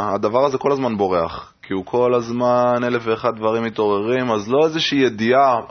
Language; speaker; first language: Hebrew; native; Hebrew